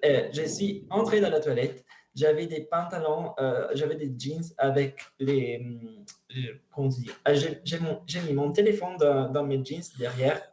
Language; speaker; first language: French; non-native, learner; Italian